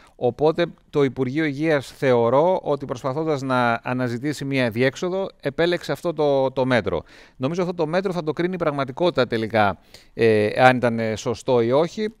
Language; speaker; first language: Greek; native; Greek